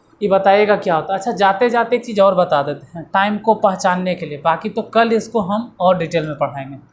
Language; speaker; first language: Hindi; native; Hindi